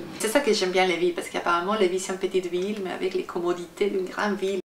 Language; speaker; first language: French; non-native, fluent; Spanish